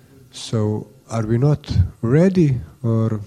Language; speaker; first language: English; non-native, fluent; Slovenian